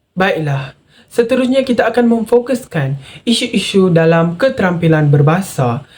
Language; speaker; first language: Malay; non-native, local second language; Tamil